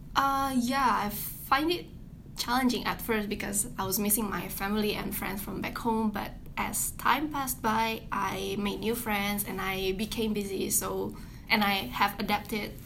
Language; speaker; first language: English; non-native, fluent; Indonesian